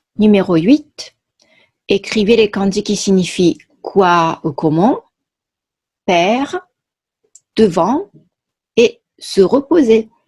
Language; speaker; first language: French; non-native, fluent; Japanese